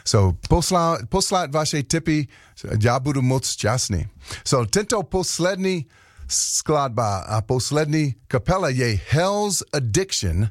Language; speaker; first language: Czech; non-native, learner; English